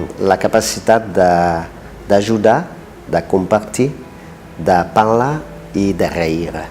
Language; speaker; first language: Catalan; non-native, fluent; French